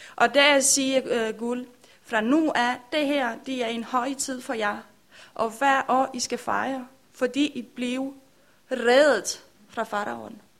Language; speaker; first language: Danish; non-native, learner; Romanian